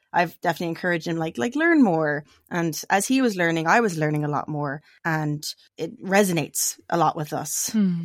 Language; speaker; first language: English; native; English